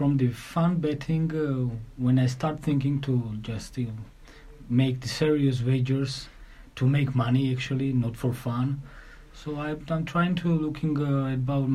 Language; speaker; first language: English; non-native, learner; Georgian